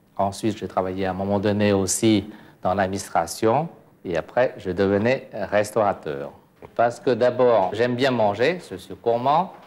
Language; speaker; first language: French; non-native, fluent; Cantonese